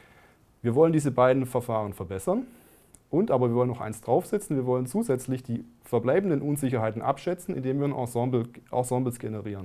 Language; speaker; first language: German; native; German